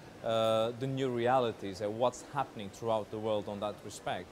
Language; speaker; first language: English; non-native, fluent; Portuguese